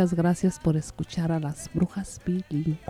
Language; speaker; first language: Spanish; native; Spanish